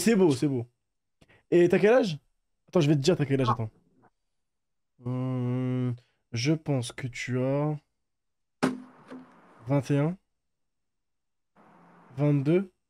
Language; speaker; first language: French; native; French